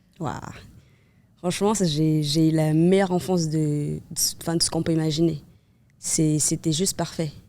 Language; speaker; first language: French; non-native, fluent; Kabuverdianu